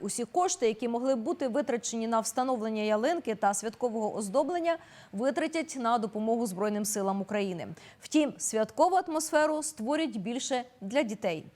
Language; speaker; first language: Ukrainian; native; Ukrainian